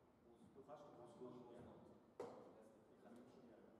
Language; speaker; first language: German; non-native, learner; Italian